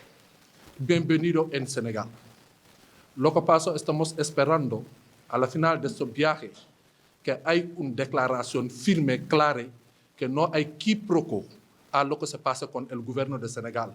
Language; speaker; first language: Spanish; non-native, fluent; Wolof